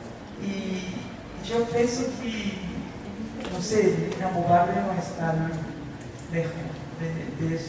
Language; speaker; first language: Spanish; non-native, fluent; Portuguese